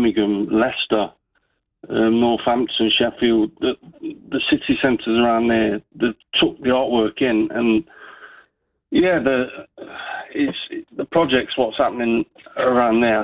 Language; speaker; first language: English; native; English